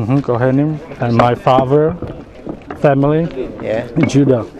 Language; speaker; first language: English; non-native, learner; Czech